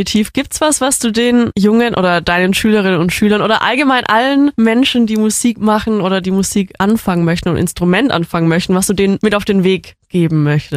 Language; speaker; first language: German; native; German